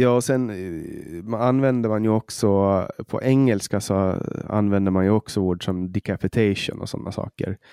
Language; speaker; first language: Swedish; native; Swedish